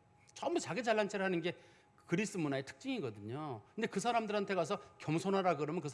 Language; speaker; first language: Korean; native; Korean